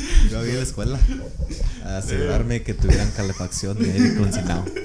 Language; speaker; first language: Spanish; early bilingual, other home language; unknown